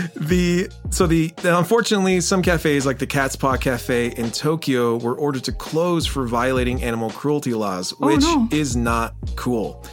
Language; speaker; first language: English; native; English